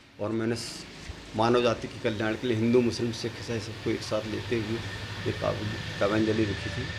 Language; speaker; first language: Hindi; native; Hindi